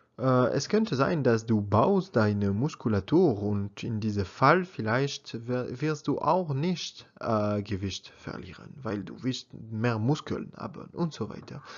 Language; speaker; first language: German; non-native, learner; French